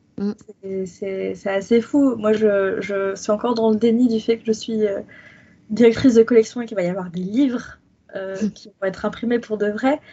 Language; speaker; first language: French; native; French